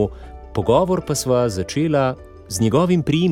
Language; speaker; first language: Slovenian; native; Slovenian